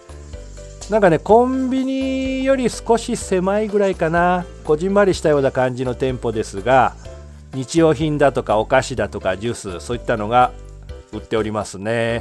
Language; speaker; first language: Japanese; native; Japanese